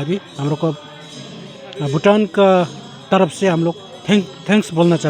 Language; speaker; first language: Hindi; non-native, learner; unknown